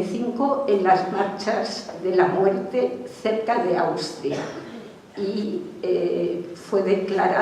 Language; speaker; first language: Spanish; early bilingual, other home language; Hungarian